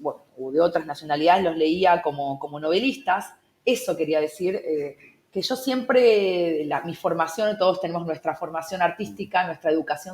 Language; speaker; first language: Spanish; non-native, learner; Portuguese